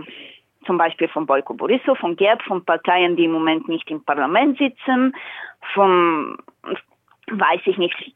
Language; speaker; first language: German; non-native, fluent; Bulgarian